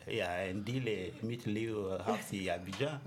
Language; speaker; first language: Danish; non-native, learner; French